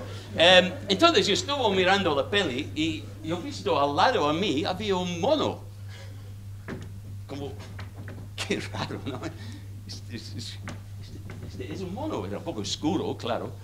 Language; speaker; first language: Spanish; non-native, learner; English